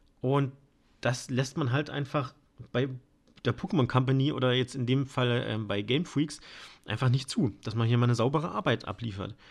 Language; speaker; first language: German; native; German